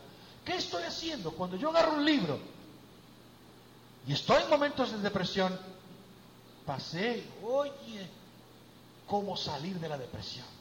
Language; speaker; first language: Spanish; native; Spanish